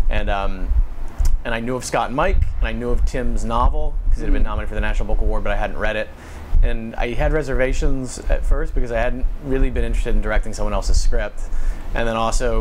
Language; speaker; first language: English; native; English